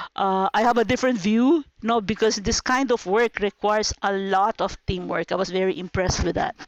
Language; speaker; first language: English; non-native, local second language; Filipino